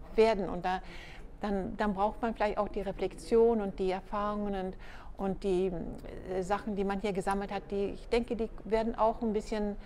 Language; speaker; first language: German; non-native, fluent; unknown